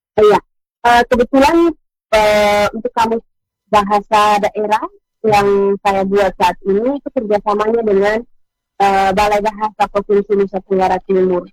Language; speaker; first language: Indonesian; native; Indonesian